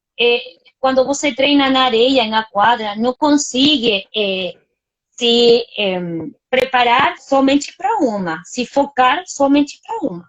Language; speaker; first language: Portuguese; non-native, fluent; Spanish